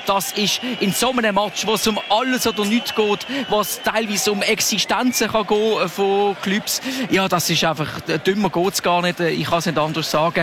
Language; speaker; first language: German; native; German